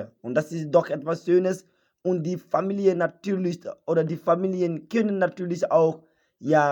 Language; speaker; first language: German; non-native, learner; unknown